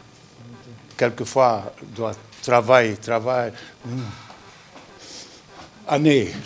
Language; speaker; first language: French; non-native, learner; Hungarian